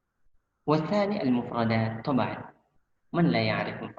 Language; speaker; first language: Arabic; non-native, fluent; Indonesian